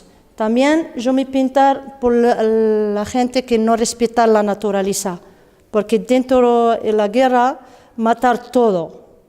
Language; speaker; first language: Spanish; non-native, learner; Arabic